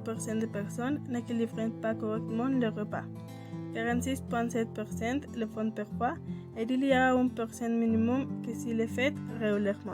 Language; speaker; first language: French; non-native, learner; Spanish